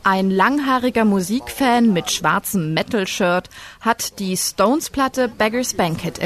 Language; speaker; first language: German; native; German